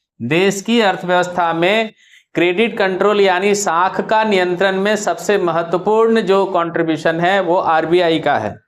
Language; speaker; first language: Hindi; native; Hindi